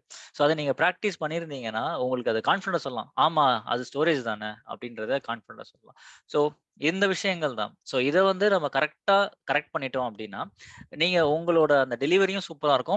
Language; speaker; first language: Tamil; native; Tamil